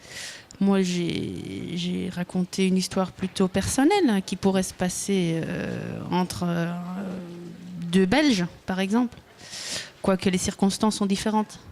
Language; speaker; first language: French; non-native, local second language; Dutch